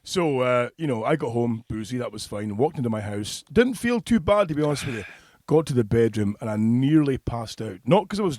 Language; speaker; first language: English; native; English